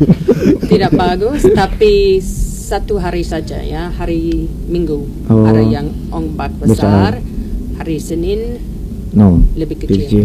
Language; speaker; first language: Indonesian; non-native, learner; English